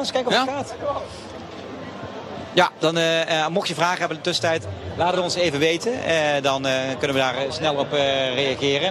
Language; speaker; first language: Dutch; native; Dutch